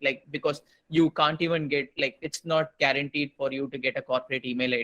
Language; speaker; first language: English; non-native, local second language; Tamil